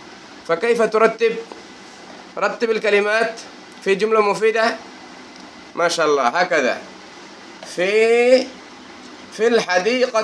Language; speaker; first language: Arabic; non-native, fluent; Bangla